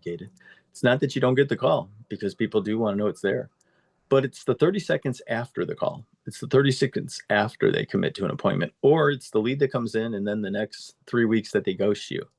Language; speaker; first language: English; native; English